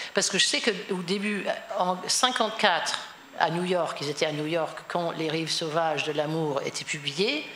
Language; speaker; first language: French; non-native, fluent; English